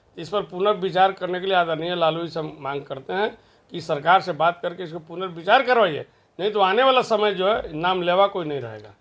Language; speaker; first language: Hindi; native; Hindi